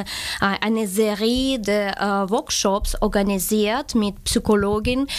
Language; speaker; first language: German; non-native, fluent; Ukrainian